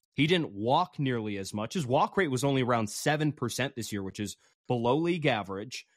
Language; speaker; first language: English; native; English